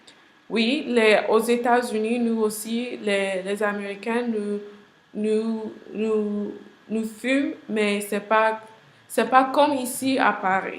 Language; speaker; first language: French; non-native, learner; English